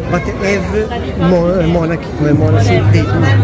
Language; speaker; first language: English; non-native, learner; Italian